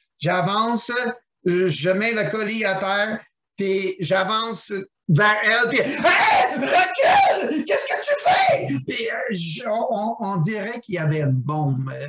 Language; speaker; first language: French; non-native, local second language; English